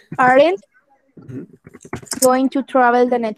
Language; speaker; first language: English; non-native, learner; Spanish